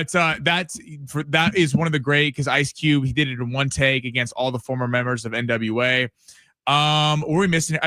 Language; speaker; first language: English; native; English